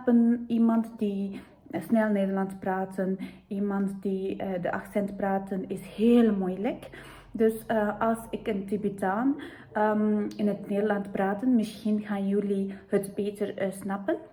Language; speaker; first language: Dutch; non-native, fluent; Tibetan